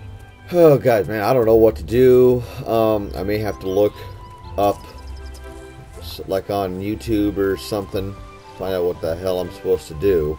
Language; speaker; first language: English; native; English